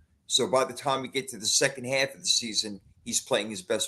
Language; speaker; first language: English; native; English